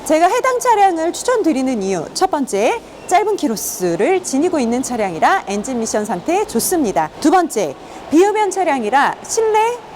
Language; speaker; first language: Korean; native; Korean